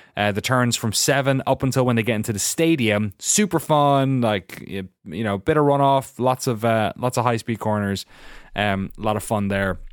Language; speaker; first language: English; native; English